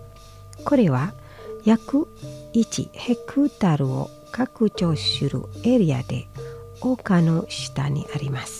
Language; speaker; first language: Japanese; non-native, fluent; Indonesian